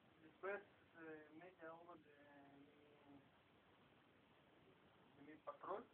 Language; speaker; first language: Spanish; non-native, learner; Hebrew